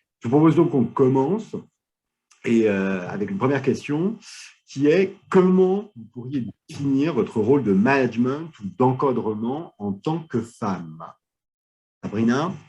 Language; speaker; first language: French; native; French